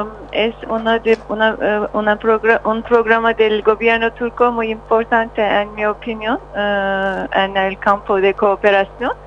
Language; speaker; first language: Spanish; non-native, fluent; Turkish